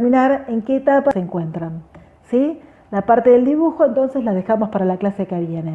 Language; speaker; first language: Spanish; native; Spanish